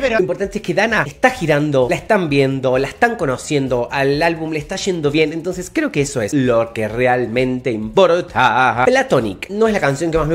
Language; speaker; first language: Spanish; native; Spanish